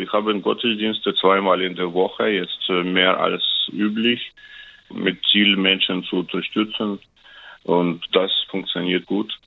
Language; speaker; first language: German; non-native, learner; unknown